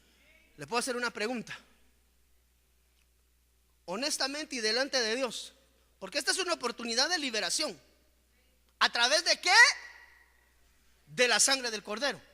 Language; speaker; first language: Spanish; native; Spanish